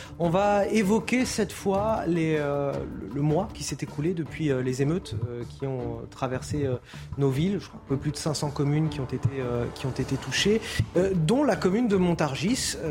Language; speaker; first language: French; native; French